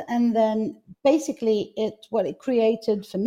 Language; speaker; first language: English; non-native, fluent; Greek